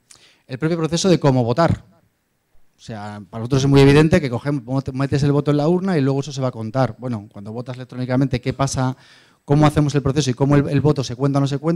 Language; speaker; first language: Spanish; native; Spanish